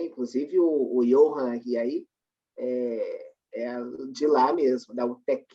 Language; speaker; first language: Portuguese; native; Portuguese